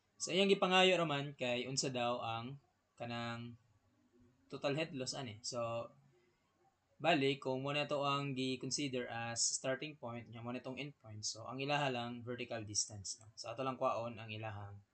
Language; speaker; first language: Cebuano; native; Cebuano